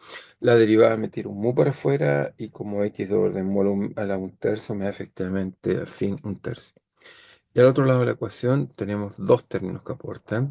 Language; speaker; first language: Spanish; native; Spanish